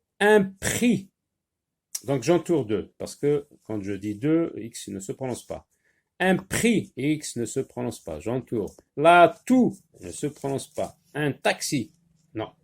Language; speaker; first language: French; non-native, local second language; Arabic